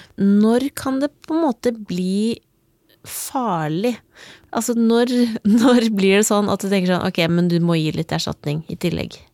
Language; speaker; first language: Norwegian; native; Norwegian